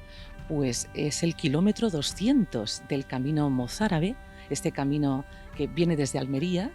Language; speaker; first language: Spanish; native; Spanish